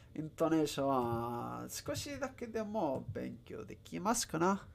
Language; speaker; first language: Japanese; non-native, learner; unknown